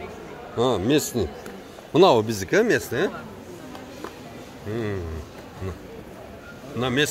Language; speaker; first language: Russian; non-native, local second language; Kyrgyz